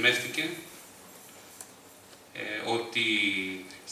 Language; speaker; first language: Greek; native; Greek